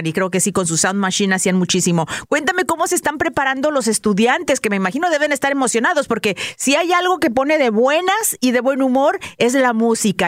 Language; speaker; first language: Spanish; native; Spanish